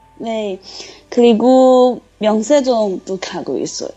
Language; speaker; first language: Korean; non-native, learner; Chinese